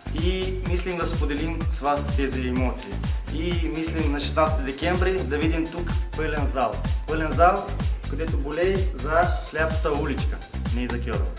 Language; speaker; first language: Bulgarian; early bilingual, heritage; Bulgarian